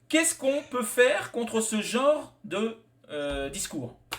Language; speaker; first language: French; native; French